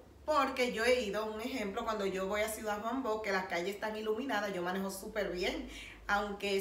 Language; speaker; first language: Spanish; native; Spanish